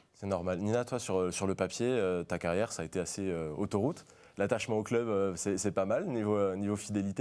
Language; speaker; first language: French; native; French